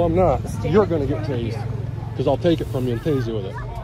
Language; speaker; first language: English; native; English